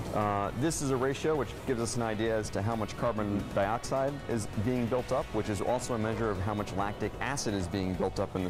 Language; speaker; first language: English; native; English